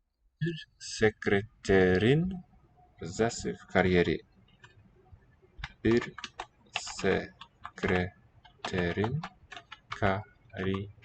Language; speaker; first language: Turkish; non-native, learner; English